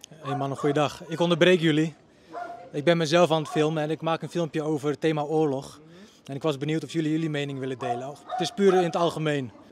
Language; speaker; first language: Dutch; early bilingual, other home language; Bosnian